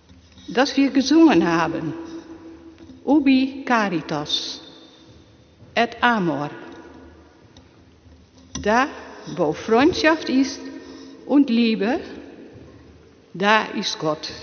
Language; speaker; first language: German; non-native, learner; Dutch